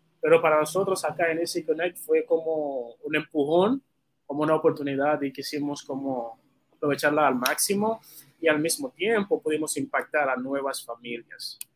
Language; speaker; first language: Spanish; non-native, fluent; Haitian Creole